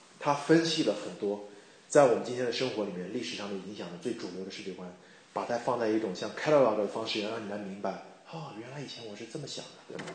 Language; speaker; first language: Chinese; native; Chinese